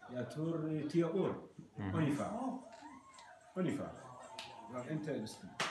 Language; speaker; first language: Swedish; non-native, learner; Arabic